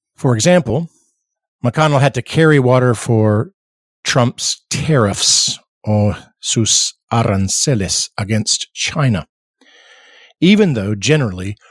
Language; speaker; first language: English; native; English